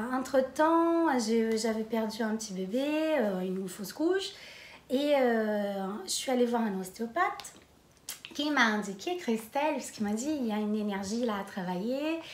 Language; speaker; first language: French; non-native, fluent; Portuguese